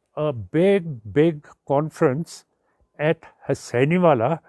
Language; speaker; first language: English; non-native, local second language; Punjabi